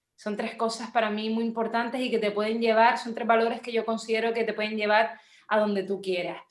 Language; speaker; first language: Spanish; native; Spanish